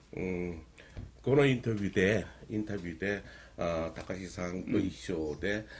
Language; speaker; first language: Japanese; non-native, learner; Korean